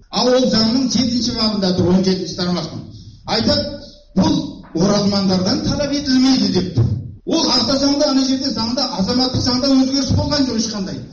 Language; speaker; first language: Kazakh; early bilingual, heritage; Kazakh